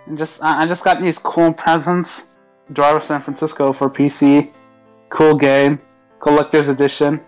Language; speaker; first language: English; non-native, fluent; German